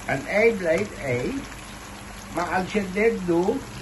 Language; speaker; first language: Dutch; non-native, local second language; Caribbean Hindustani